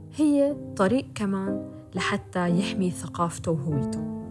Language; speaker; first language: Arabic; native; Arabic